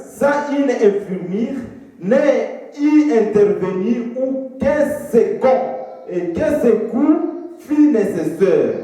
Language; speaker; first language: French; non-native, local second language; Swahili